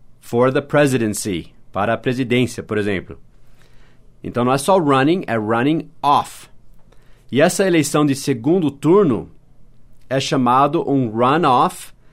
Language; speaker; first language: Portuguese; non-native, fluent; English